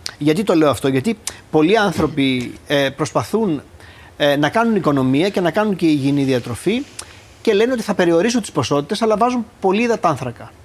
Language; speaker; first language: Greek; native; Greek